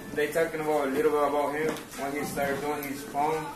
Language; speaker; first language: English; non-native, learner; Spanish